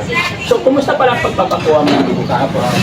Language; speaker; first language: Filipino; native; Filipino